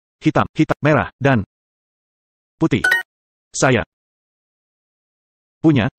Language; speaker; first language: Indonesian; non-native, learner; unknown